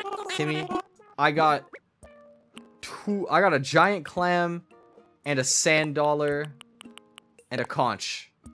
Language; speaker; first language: English; native; English